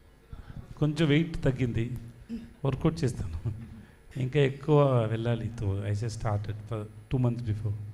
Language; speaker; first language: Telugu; non-native, learner; Tamil